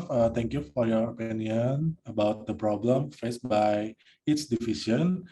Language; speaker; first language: English; non-native, learner; Indonesian